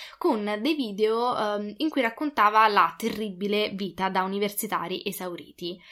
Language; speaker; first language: Italian; native; Italian